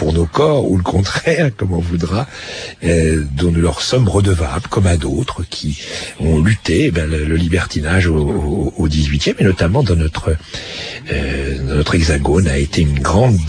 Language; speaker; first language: French; native; French